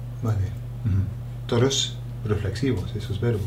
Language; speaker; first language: Spanish; non-native, fluent; English